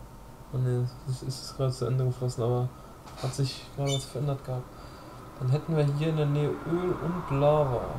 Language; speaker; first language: German; native; German